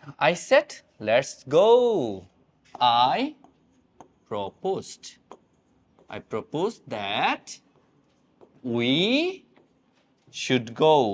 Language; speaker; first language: English; non-native, local second language; Bangla